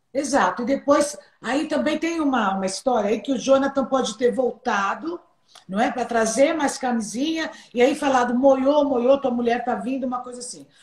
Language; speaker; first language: Portuguese; native; Portuguese